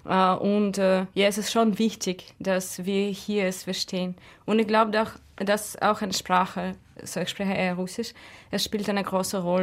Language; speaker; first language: German; non-native, fluent; Russian